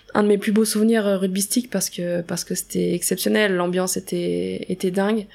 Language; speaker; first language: French; native; French